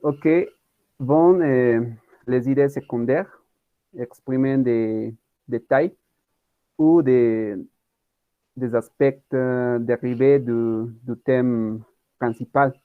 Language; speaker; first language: French; non-native, learner; Spanish